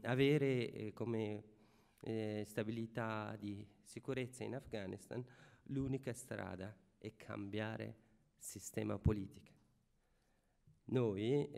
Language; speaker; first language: Italian; non-native, fluent; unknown